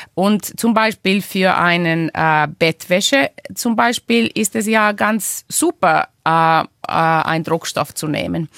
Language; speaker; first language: German; non-native, fluent; Finnish